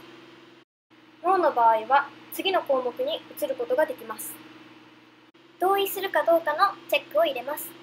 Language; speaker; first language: Japanese; early bilingual, heritage; Japanese